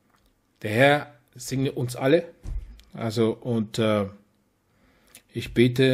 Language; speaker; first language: German; non-native, fluent; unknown